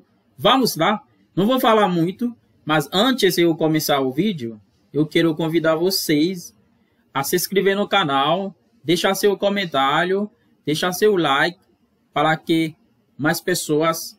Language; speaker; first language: Portuguese; non-native, fluent; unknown